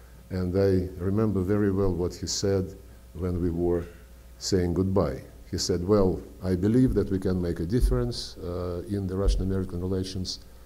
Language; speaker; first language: English; non-native, fluent; Russian